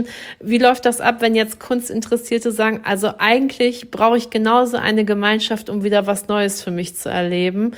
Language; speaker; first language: German; native; German